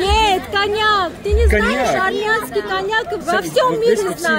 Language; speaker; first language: Russian; non-native, fluent; Armenian